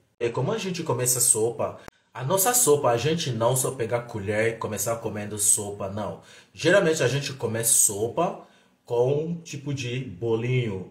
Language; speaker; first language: Portuguese; non-native, fluent; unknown